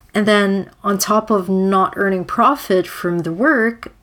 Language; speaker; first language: English; non-native, local second language; Filipino